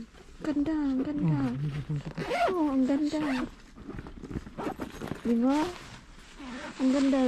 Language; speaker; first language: Korean; non-native, learner; Filipino